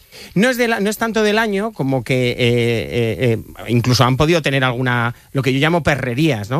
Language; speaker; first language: Spanish; native; Spanish